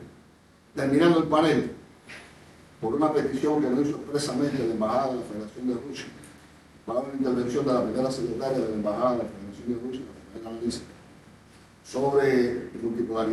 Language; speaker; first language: Spanish; native; Spanish